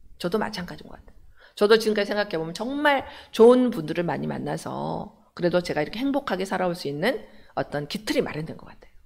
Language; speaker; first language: Korean; native; Korean